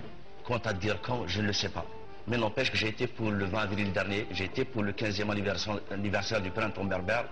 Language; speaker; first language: French; non-native, local second language; Kabyle